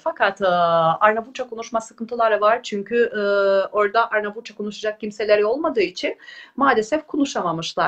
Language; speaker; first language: Turkish; non-native, fluent; Albanian